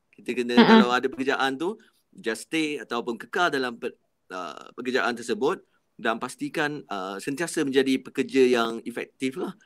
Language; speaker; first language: Malay; native; Malay